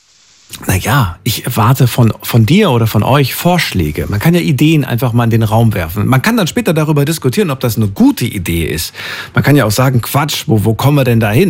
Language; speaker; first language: German; native; German